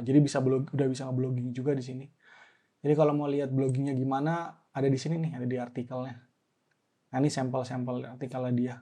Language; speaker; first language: Indonesian; native; Indonesian